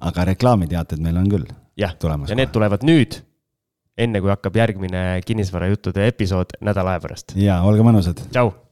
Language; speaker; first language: Estonian; native; Estonian